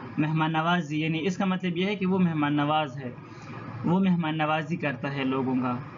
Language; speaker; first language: Urdu; non-native, local second language; Pashto